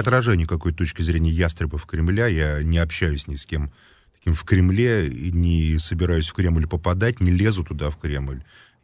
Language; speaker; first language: Russian; native; Russian